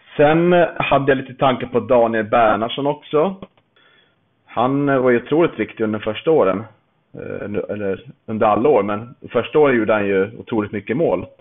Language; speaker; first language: Swedish; native; Swedish